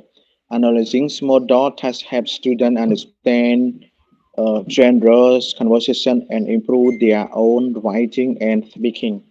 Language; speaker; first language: English; non-native, learner; Khmer